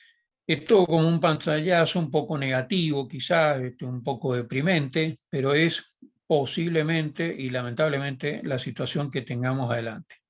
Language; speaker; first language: Spanish; native; Spanish